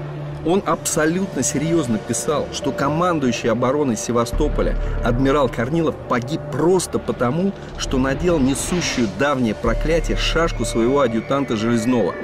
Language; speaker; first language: Russian; native; Russian